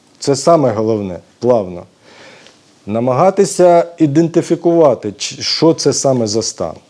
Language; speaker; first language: Ukrainian; native; Ukrainian